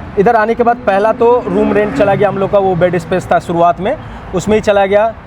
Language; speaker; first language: Hindi; non-native, local second language; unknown